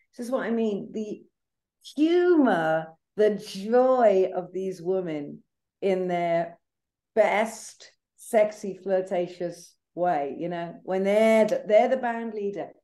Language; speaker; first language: English; native; English